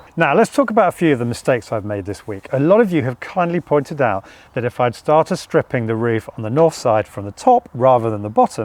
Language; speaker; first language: English; native; English